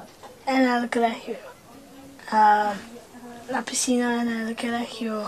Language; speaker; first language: Spanish; non-native, learner; English